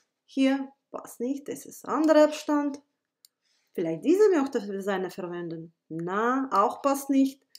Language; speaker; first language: German; non-native, fluent; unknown